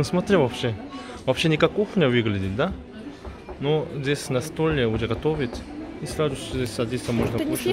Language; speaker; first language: Russian; non-native, learner; Korean